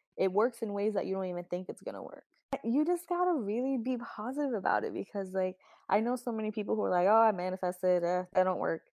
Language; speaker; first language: English; native; English